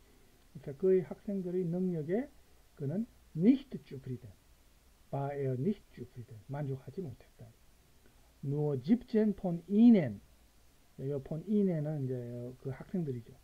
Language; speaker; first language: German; non-native, fluent; Korean